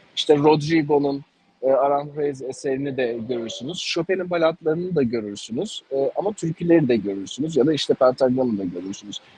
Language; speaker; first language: Turkish; native; Turkish